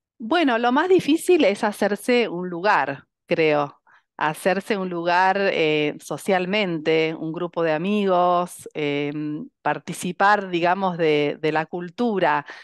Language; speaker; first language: Spanish; native; Spanish